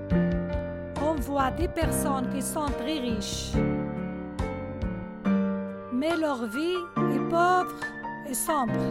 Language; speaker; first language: French; non-native, learner; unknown